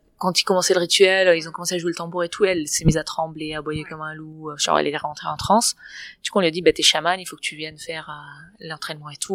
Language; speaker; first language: French; non-native, fluent; Catalan